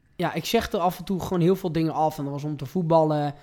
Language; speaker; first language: Dutch; early bilingual, heritage; Dutch